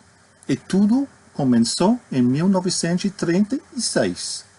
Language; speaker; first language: Portuguese; non-native, fluent; English